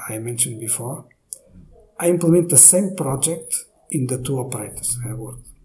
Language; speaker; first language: English; non-native, fluent; Portuguese